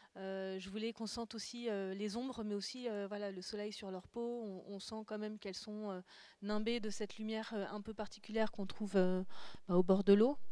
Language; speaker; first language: French; native; French